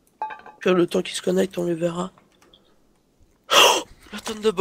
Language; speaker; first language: French; native; French